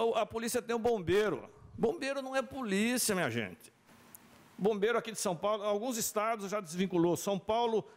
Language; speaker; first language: Portuguese; native; Portuguese